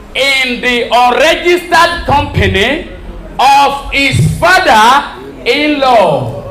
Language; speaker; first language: English; non-native, local second language; Yoruba